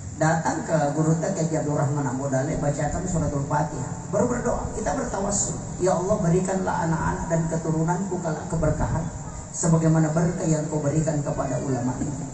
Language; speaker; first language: Indonesian; non-native, local second language; Buginese